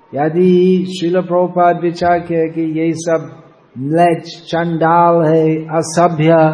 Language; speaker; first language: Hindi; non-native, fluent; English